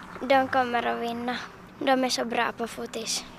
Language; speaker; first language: Swedish; non-native, local second language; Finnish